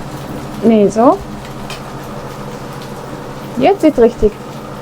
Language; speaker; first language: German; non-native, fluent; Mongolian